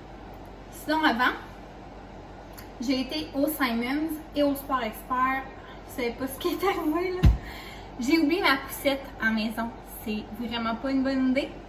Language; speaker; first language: French; native; French